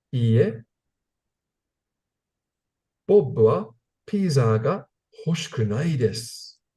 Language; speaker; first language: Japanese; non-native, learner; English